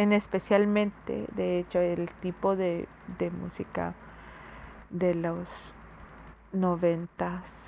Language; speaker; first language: Spanish; early bilingual, heritage; Spanish